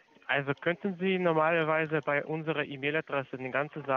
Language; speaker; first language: German; non-native, fluent; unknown